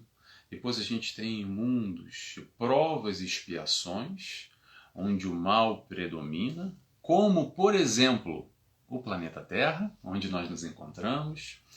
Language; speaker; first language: Portuguese; native; Portuguese